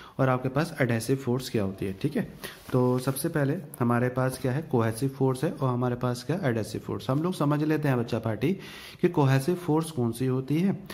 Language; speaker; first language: Hindi; native; Hindi